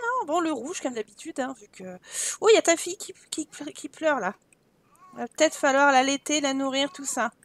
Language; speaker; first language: French; native; French